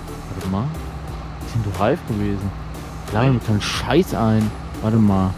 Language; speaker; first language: German; native; German